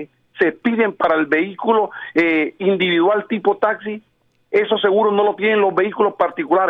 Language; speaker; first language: Spanish; native; Spanish